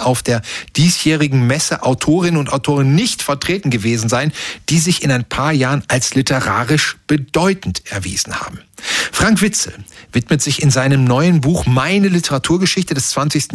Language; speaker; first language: German; native; German